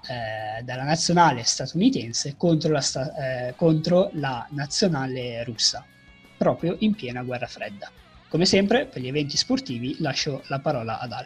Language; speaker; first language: Italian; native; Italian